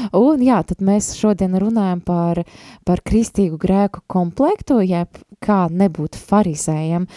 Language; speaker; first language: Latvian; non-native, local second language; Russian